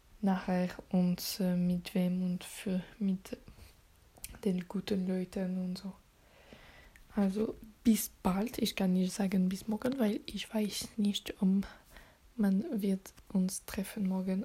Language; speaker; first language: German; non-native, learner; French